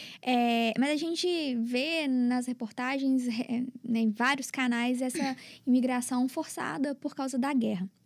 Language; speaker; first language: Portuguese; native; Portuguese